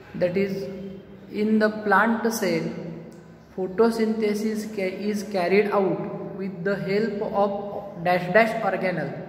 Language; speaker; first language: English; non-native, local second language; Marathi